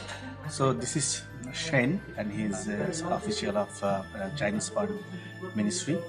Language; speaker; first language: English; non-native, fluent; Bangla